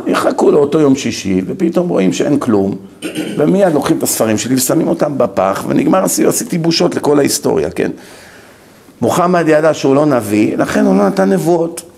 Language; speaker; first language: Hebrew; native; Hebrew